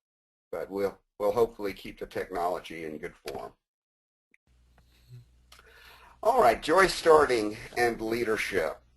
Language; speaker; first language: English; native; English